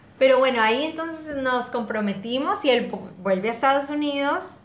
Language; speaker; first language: Spanish; native; Spanish